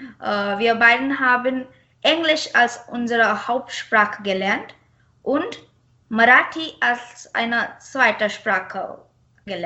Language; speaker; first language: German; non-native, fluent; Marathi